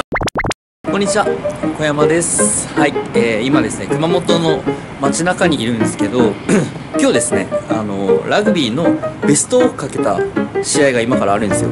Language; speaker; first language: Japanese; native; Japanese